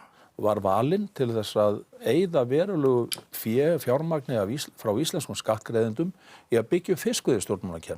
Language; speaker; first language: Icelandic; native; Icelandic